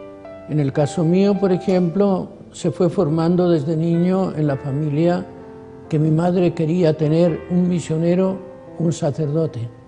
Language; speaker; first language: Spanish; native; Spanish